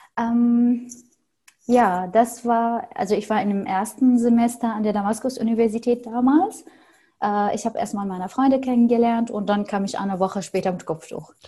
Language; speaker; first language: German; non-native, fluent; Arabic